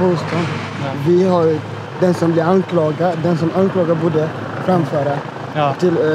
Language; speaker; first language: Swedish; non-native, fluent; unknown